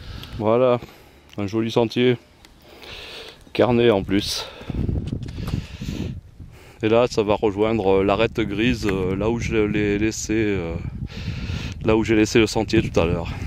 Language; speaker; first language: French; native; French